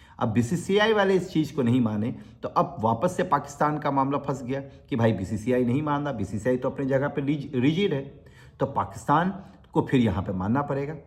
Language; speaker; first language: Hindi; native; Hindi